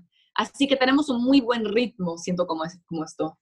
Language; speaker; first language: Spanish; non-native, fluent; English